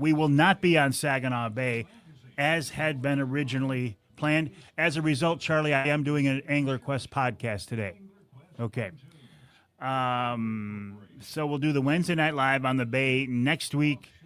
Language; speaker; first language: English; native; English